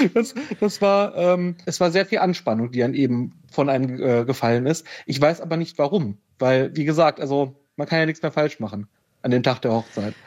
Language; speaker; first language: German; native; German